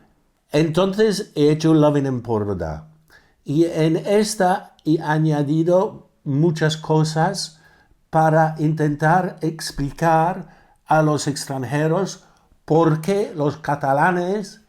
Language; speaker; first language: Spanish; non-native, fluent; English